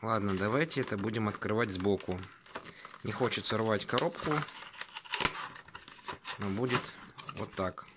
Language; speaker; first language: Russian; native; Russian